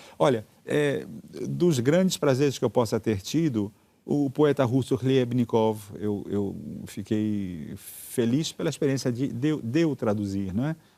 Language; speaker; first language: Portuguese; early bilingual, other home language; Italian